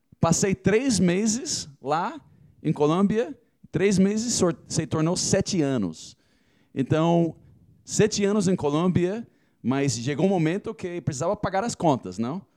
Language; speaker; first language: Portuguese; non-native, fluent; English